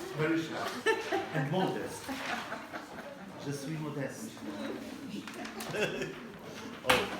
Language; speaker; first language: English; non-native, learner; Polish